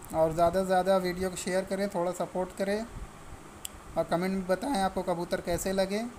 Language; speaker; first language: Hindi; native; Hindi